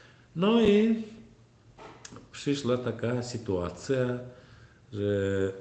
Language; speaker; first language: Polish; non-native, fluent; Turkmen